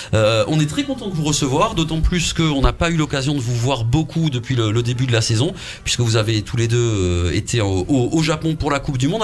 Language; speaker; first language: French; native; French